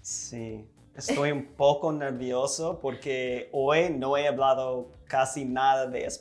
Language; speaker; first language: Spanish; non-native, fluent; English